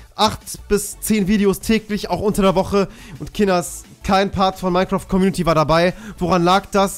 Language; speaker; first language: German; native; German